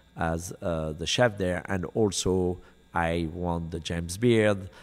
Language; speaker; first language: English; non-native, fluent; French